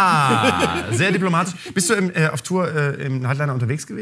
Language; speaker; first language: German; native; German